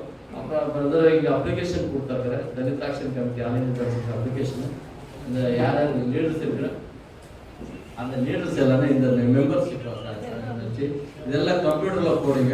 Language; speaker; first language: Tamil; non-native, learner; Kannada